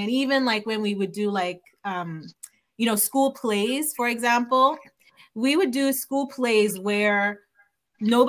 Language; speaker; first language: English; non-native, local second language; Yoruba